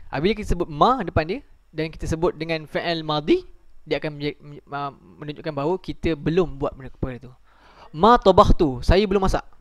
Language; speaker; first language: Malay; native; Malay